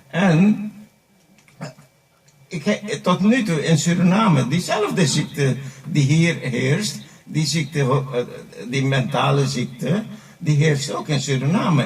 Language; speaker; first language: Dutch; non-native, local second language; Caribbean Hindustani